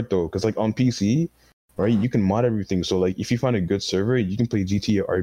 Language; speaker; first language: English; non-native, fluent; French